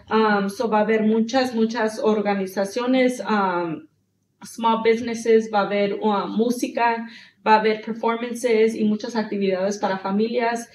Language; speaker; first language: Spanish; early bilingual, heritage; Spanish